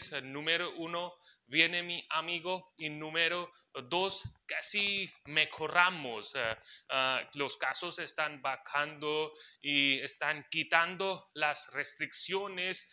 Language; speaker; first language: Spanish; non-native, fluent; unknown